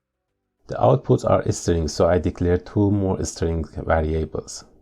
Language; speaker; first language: English; non-native, fluent; Persian